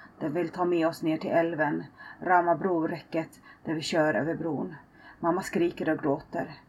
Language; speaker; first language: Swedish; early bilingual, other home language; Finnish